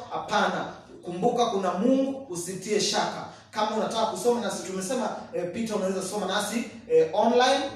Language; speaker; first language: Swahili; non-native, local second language; Kamba